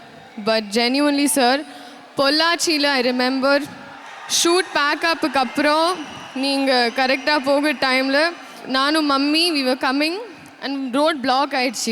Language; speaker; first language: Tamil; non-native, fluent; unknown